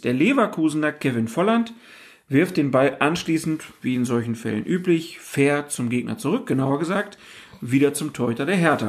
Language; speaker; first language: German; native; German